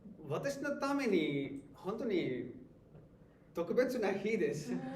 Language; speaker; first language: Japanese; non-native, learner; Hindi